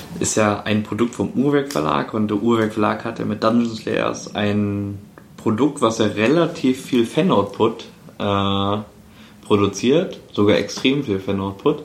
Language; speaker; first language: German; native; German